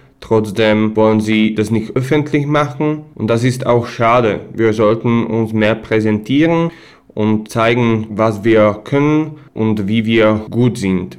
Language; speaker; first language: German; non-native, fluent; Slovak